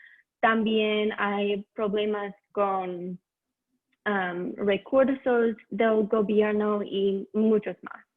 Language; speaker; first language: Spanish; non-native, learner; English